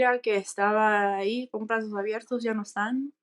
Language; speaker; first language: Spanish; early bilingual, heritage; Spanish